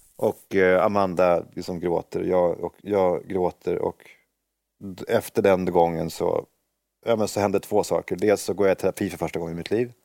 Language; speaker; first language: Swedish; native; Swedish